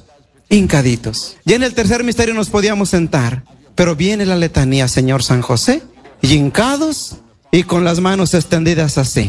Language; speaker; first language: Spanish; native; Spanish